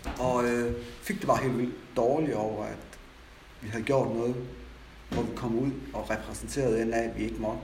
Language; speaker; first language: Danish; native; Danish